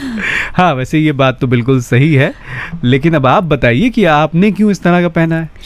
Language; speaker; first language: Hindi; native; Hindi